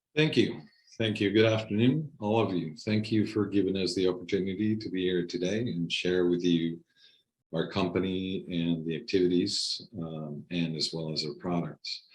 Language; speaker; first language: English; non-native, fluent; Spanish